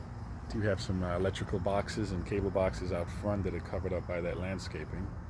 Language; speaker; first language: English; native; English